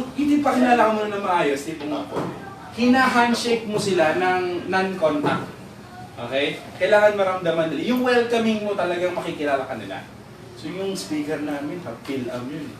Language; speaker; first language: Filipino; native; Filipino